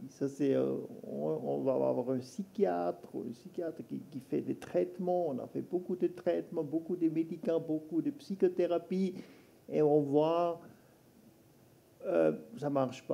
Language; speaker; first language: French; non-native, local second language; German